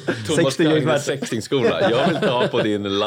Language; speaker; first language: Swedish; native; Swedish